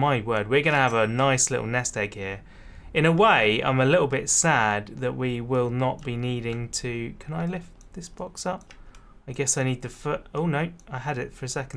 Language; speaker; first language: English; native; English